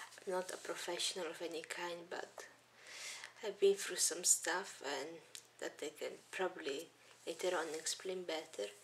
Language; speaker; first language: English; early bilingual, other home language; Italian